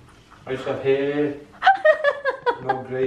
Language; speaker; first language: English; native; English